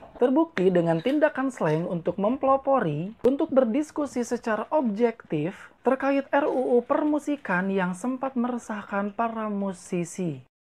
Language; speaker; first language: Indonesian; native; Indonesian